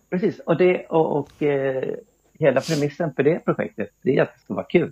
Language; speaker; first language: Swedish; native; Swedish